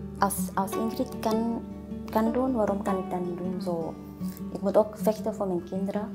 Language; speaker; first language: Dutch; non-native, learner; Thai